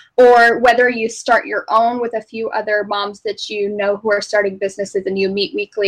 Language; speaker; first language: English; native; English